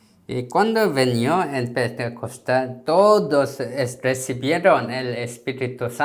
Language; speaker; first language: Spanish; non-native, learner; Korean